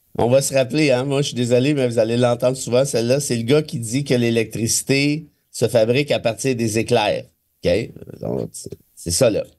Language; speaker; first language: French; native; French